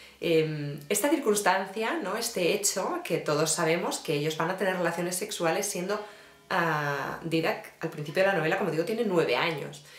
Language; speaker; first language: Spanish; native; Spanish